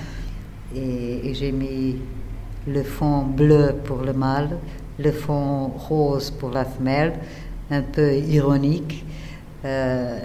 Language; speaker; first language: French; non-native, fluent; Portuguese